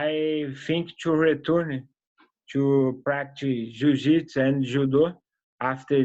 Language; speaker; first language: English; non-native, learner; Portuguese